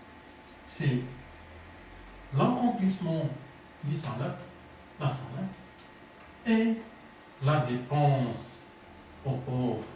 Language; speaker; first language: French; non-native, fluent; Arabic